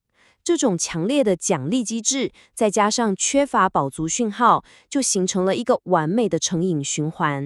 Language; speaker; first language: Chinese; native; Chinese